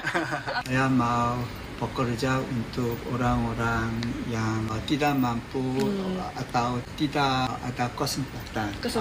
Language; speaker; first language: Indonesian; non-native, learner; Korean